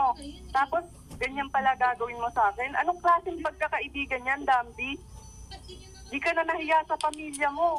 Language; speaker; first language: Filipino; native; Filipino